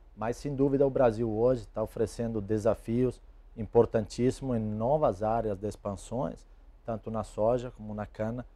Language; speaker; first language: Portuguese; non-native, fluent; Italian